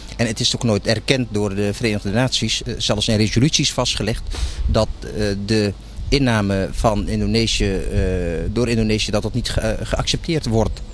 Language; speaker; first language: Dutch; early bilingual, other home language; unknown